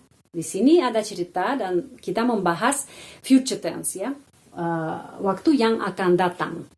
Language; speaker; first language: Indonesian; non-native, fluent; Russian